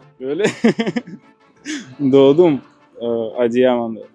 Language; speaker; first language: Turkish; early bilingual, heritage; Turkish